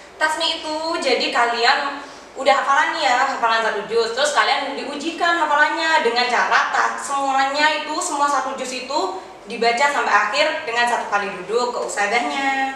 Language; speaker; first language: Indonesian; native; Indonesian